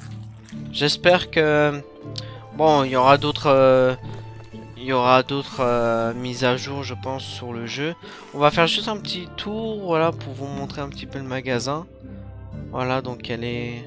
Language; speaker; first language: French; native; French